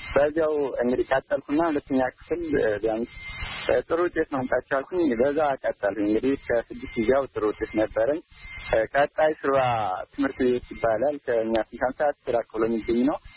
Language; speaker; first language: Amharic; native; Amharic